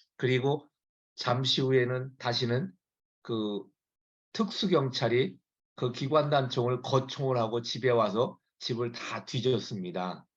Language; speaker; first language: Korean; native; Korean